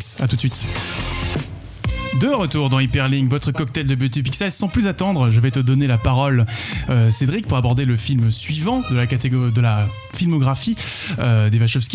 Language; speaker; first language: French; native; French